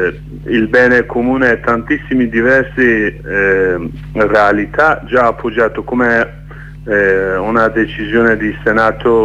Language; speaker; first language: Italian; non-native, learner; Kurdish